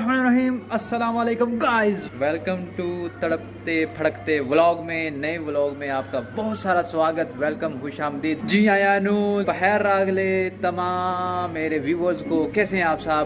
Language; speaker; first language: Hindi; non-native, local second language; Punjabi